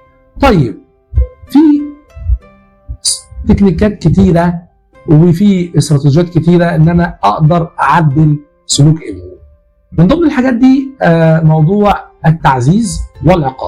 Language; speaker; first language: Arabic; native; Arabic